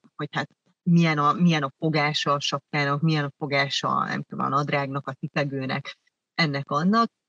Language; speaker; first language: Hungarian; early bilingual, other home language; German